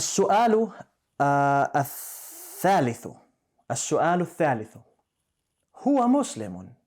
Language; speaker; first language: Arabic; non-native, fluent; English